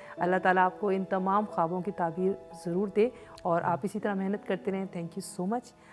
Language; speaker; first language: Urdu; native; Urdu